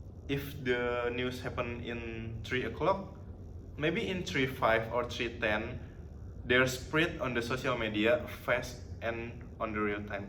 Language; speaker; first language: English; non-native, learner; Indonesian